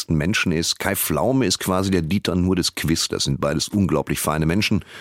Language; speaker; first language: German; native; German